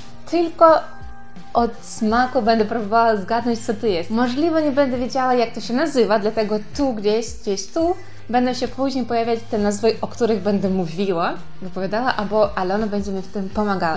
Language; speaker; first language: Polish; non-native, fluent; Russian